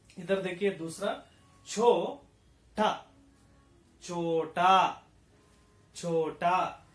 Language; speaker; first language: Hindi; non-native, local second language; Kannada